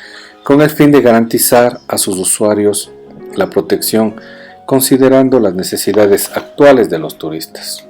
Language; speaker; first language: Spanish; native; Spanish